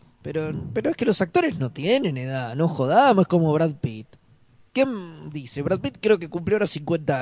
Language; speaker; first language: Spanish; native; Spanish